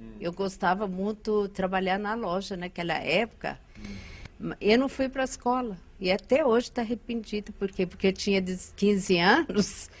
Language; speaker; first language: Portuguese; non-native, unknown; Arabic